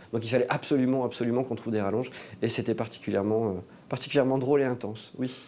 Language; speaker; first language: French; native; French